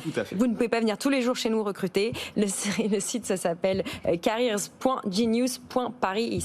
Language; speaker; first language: French; native; French